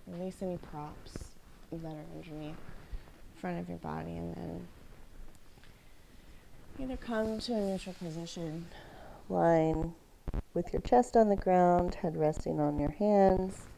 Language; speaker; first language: English; native; English